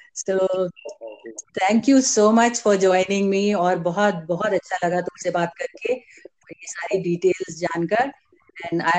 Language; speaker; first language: English; non-native, local second language; Hindi